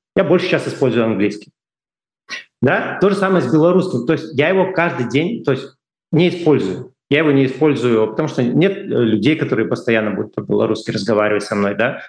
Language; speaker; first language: Russian; native; Russian